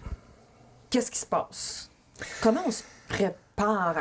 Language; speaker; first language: French; native; French